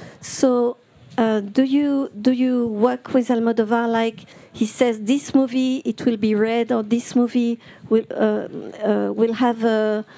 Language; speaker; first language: English; non-native, fluent; French